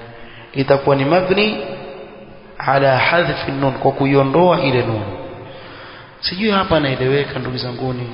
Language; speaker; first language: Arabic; non-native, fluent; Swahili